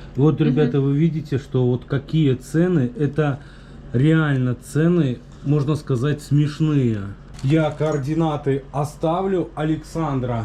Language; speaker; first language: Russian; native; Russian